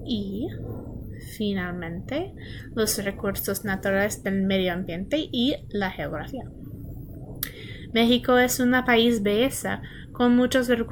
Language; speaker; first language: Spanish; non-native, learner; English